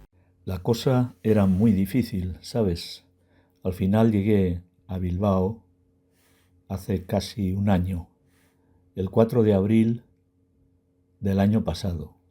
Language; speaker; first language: Spanish; non-native, learner; Berber languages